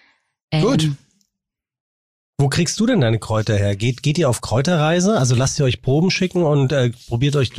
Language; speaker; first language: German; native; German